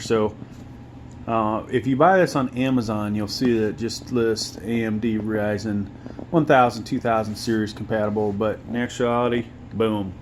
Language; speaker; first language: English; native; English